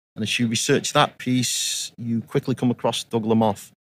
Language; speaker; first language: English; native; English